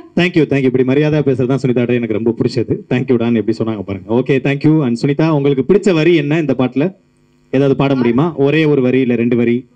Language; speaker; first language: Tamil; native; Tamil